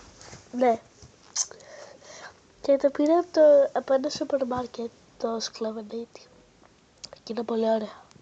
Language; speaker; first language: Greek; native; Greek